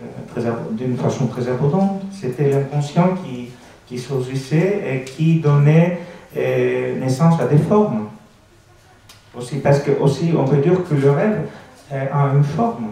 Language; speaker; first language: French; non-native, fluent; Greek